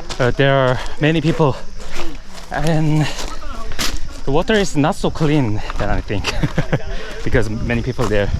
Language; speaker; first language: English; non-native, learner; Korean